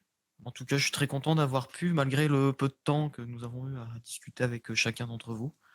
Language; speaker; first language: French; native; French